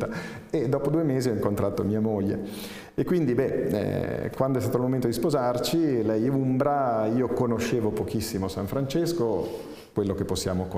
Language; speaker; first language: Italian; native; Italian